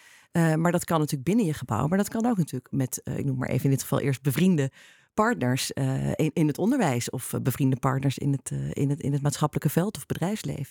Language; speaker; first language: Dutch; native; Dutch